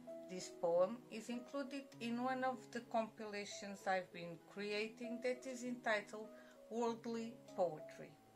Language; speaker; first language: English; non-native, fluent; Portuguese